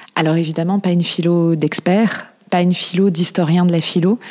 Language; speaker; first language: French; native; French